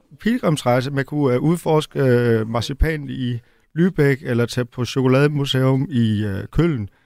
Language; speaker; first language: Danish; native; Danish